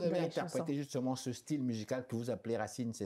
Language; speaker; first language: French; non-native, local second language; Lingala